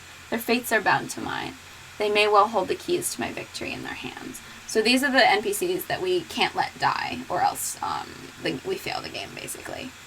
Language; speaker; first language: English; native; English